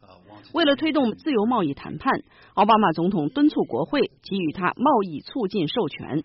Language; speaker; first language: Chinese; native; Chinese